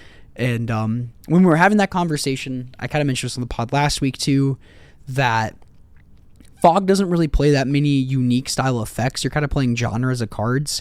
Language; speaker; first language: English; native; English